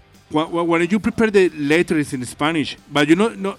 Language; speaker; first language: English; non-native, learner; Spanish